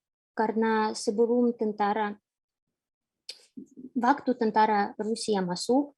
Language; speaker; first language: Indonesian; non-native, fluent; Ukrainian